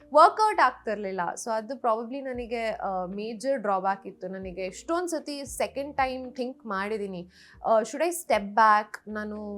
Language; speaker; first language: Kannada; non-native, local second language; Rajasthani